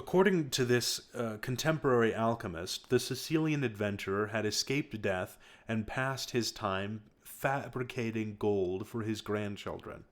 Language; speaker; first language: English; native; English